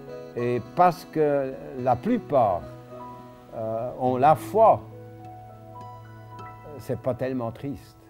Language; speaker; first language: French; non-native, local second language; German